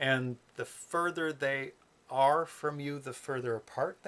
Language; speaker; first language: English; native; English